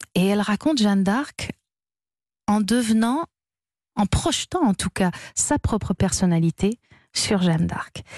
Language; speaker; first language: French; native; French